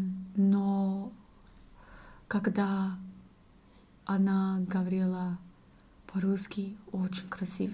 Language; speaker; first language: Russian; non-native, learner; English